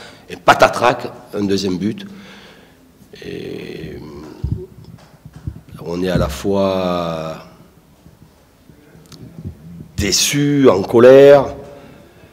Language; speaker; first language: French; native; French